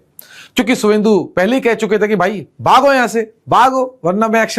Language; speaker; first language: Hindi; native; Hindi